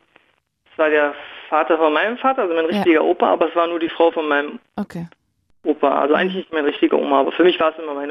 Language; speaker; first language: German; native; German